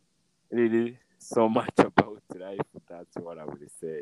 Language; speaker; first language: English; non-native, local second language; Kinyarwanda